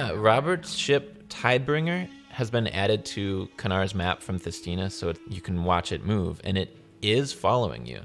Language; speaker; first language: English; native; English